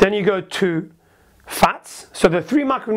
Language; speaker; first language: English; native; English